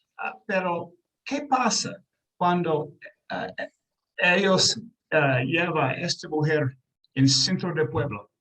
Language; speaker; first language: Spanish; non-native, learner; English